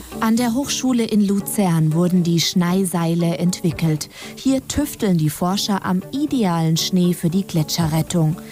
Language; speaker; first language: German; native; German